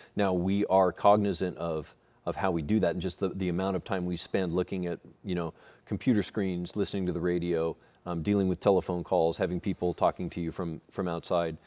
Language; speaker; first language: English; native; English